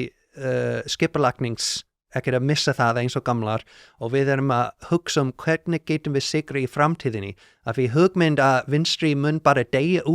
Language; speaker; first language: Icelandic; non-native, learner; English